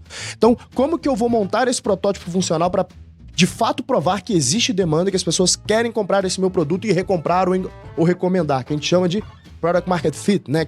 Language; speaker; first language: Portuguese; native; Portuguese